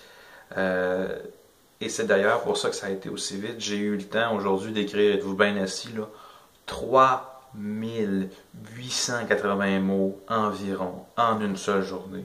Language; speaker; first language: French; native; French